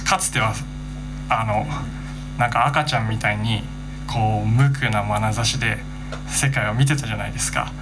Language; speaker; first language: Japanese; native; Japanese